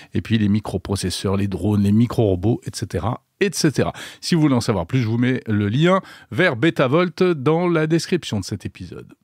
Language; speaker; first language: French; native; French